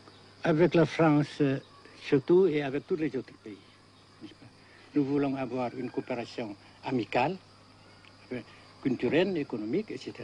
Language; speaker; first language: French; non-native, local second language; Vietnamese